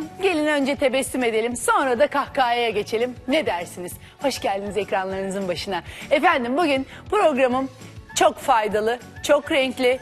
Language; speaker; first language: Turkish; native; Turkish